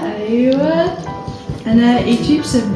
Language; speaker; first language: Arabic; non-native, learner; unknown